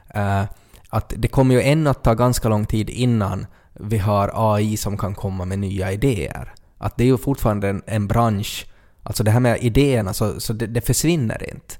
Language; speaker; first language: Swedish; native; Swedish